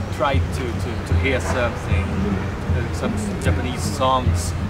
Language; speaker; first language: English; non-native, fluent; Portuguese